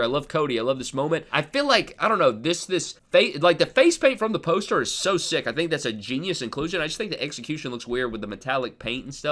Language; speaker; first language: English; native; English